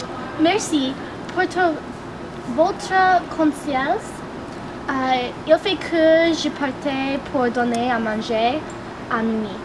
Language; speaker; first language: French; non-native, learner; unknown